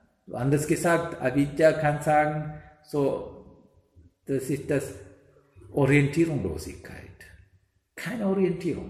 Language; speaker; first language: German; non-native, learner; Sinhala